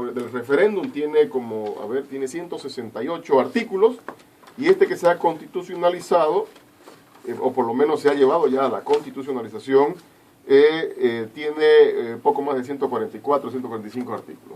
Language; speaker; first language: Spanish; native; Spanish